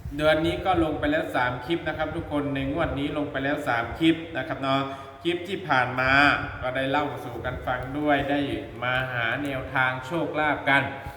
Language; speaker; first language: Thai; non-native, local second language; Northeastern Thai